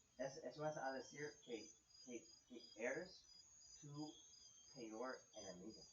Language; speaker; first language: Spanish; non-native, fluent; English